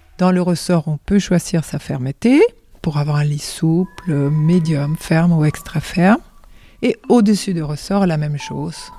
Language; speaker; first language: French; non-native, fluent; Swedish